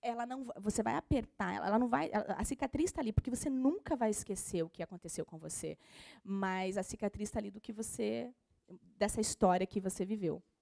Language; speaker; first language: Portuguese; native; Portuguese